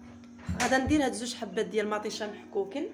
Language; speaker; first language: Arabic; native; Arabic